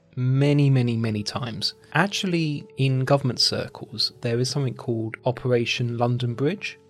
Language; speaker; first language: English; native; English